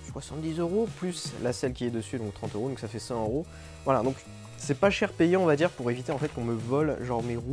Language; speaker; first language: French; native; French